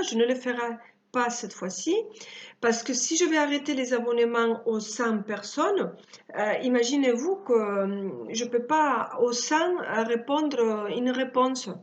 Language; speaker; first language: French; early bilingual, other home language; Spanish